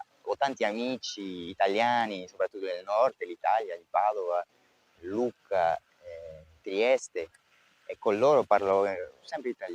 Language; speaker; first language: Italian; non-native, fluent; French